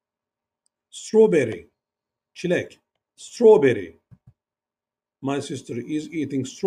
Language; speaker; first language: English; non-native, learner; Turkish